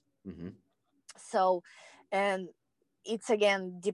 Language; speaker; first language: English; non-native, fluent; Kazakh